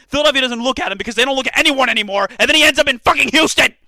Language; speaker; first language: English; native; English